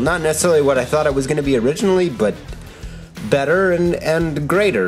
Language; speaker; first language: English; native; English